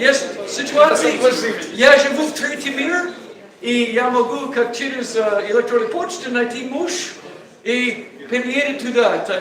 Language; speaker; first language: Russian; non-native, learner; English